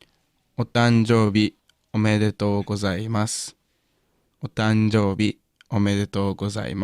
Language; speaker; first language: Japanese; non-native, learner; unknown